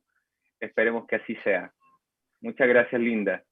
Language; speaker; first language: Spanish; native; Spanish